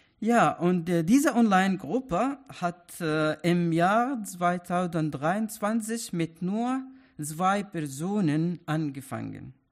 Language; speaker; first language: German; non-native, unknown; Arabic